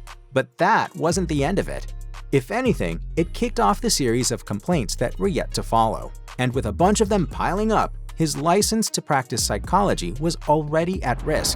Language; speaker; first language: English; native; English